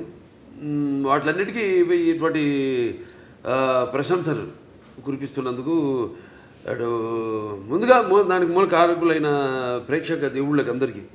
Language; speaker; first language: Telugu; native; Telugu